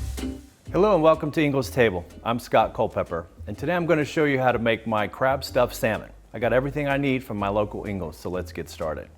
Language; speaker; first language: English; native; English